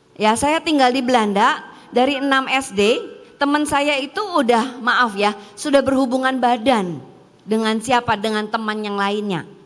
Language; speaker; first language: Indonesian; early bilingual, heritage; Indonesian